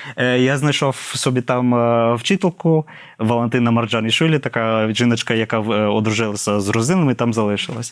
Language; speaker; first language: Ukrainian; non-native, fluent; English